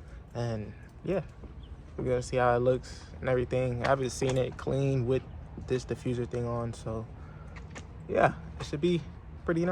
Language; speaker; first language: English; native; English